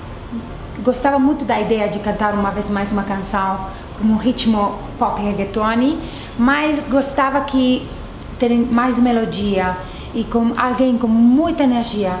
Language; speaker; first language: Portuguese; non-native, fluent; Italian